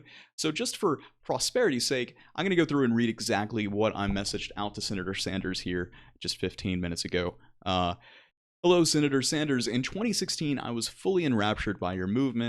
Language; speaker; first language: English; native; English